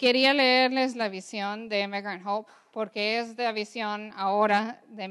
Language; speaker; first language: Spanish; early bilingual, other home language; English